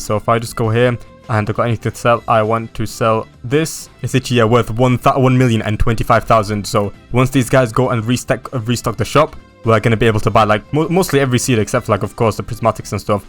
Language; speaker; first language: English; native; English